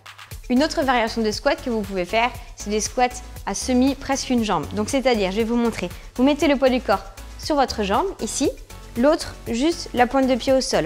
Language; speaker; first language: French; native; French